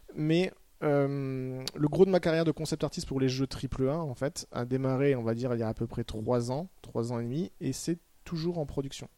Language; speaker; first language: French; native; French